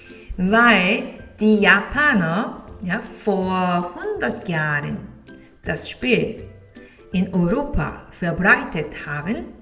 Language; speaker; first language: German; non-native, fluent; Korean